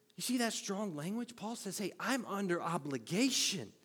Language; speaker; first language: English; native; English